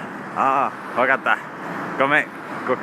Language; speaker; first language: Japanese; non-native, learner; English